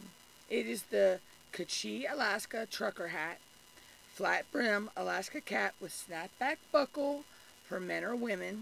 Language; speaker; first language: English; native; English